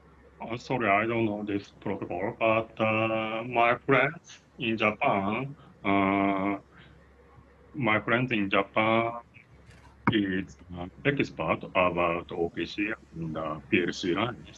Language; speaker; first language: English; non-native, learner; Japanese